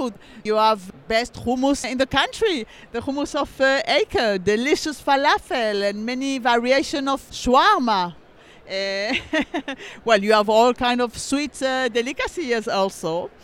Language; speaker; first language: English; non-native, fluent; French